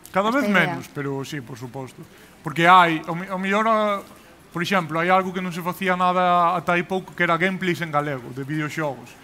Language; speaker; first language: Galician; non-native, local second language; Spanish